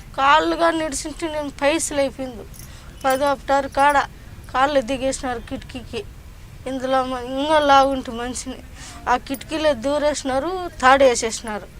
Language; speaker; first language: Telugu; native; Telugu